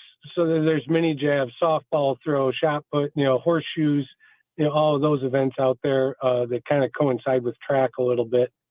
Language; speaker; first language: English; native; English